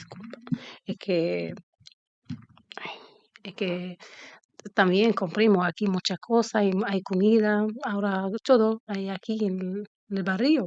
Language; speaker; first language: Spanish; non-native, learner; Arabic